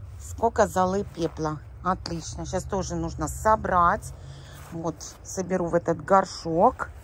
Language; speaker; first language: Russian; native; Russian